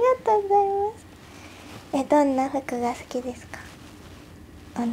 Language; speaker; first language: Japanese; native; Japanese